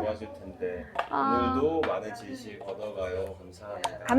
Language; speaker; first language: Korean; native; Korean